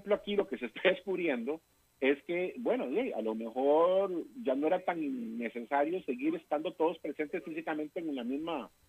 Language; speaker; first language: Spanish; native; Spanish